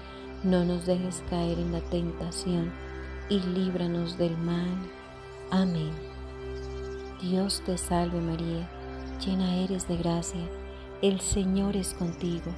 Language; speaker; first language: Spanish; native; Spanish